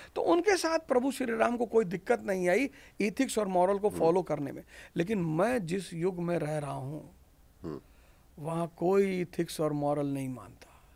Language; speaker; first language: Hindi; native; Hindi